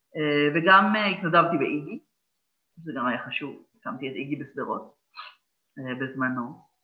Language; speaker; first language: Hebrew; native; Hebrew